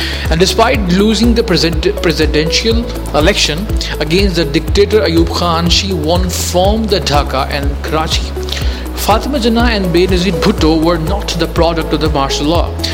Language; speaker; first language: English; non-native, local second language; Urdu